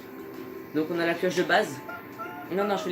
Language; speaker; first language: French; native; French